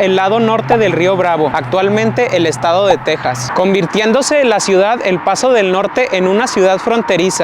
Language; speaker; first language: Spanish; native; Spanish